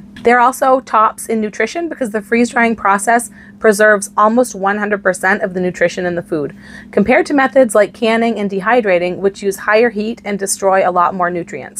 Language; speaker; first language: English; native; English